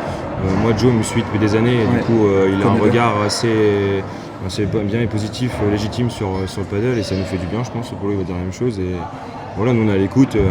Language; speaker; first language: French; native; French